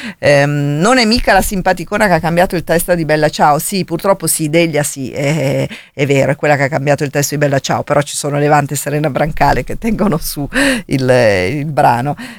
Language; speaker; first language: Italian; native; Italian